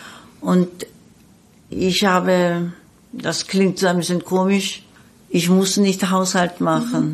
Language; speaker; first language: German; non-native, fluent; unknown